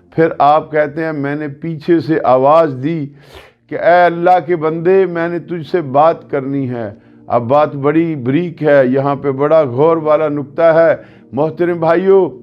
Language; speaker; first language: Urdu; non-native, local second language; Punjabi